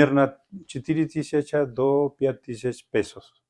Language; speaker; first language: Russian; non-native, fluent; Spanish